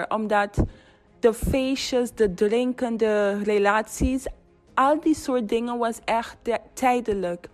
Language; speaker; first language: Dutch; non-native, fluent; English